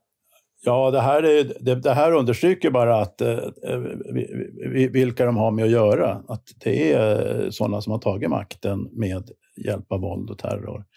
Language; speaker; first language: Swedish; native; Swedish